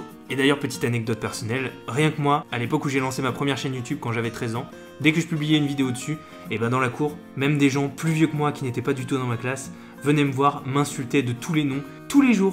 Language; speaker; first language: French; native; French